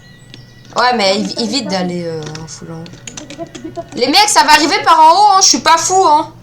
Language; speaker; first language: French; native; French